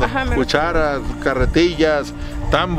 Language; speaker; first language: Spanish; native; Spanish